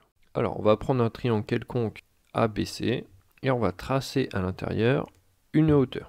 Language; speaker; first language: French; native; French